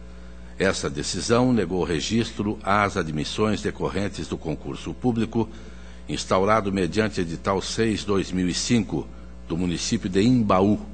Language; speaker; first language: Portuguese; native; Portuguese